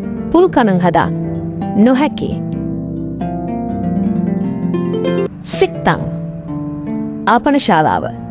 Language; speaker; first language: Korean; non-native, fluent; Sinhala